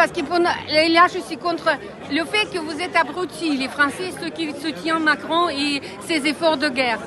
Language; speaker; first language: French; non-native, fluent; Russian